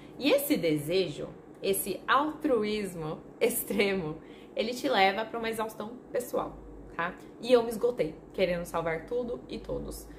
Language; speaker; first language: Portuguese; non-native, fluent; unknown